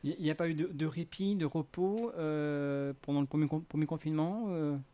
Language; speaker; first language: French; native; French